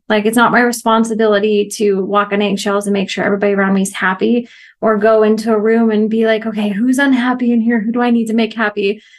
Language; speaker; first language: English; native; English